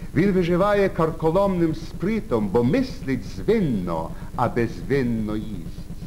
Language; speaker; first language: Ukrainian; early bilingual, heritage; Ukrainian